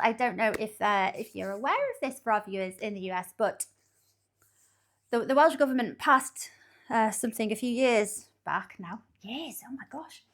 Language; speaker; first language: English; native; English